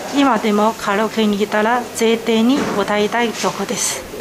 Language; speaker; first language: Japanese; non-native, learner; Chinese